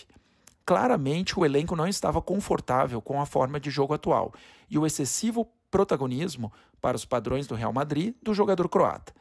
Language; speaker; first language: Portuguese; native; Portuguese